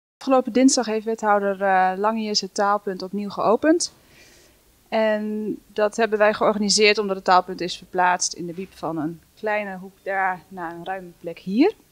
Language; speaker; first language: Dutch; native; Dutch